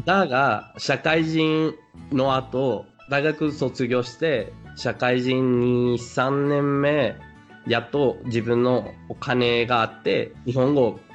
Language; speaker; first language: Japanese; non-native, fluent; Spanish